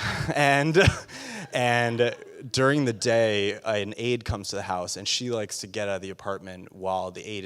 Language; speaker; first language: English; native; English